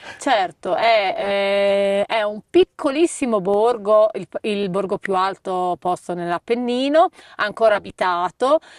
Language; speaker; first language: Italian; native; Italian